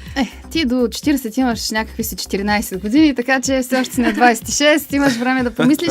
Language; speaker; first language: Bulgarian; native; Bulgarian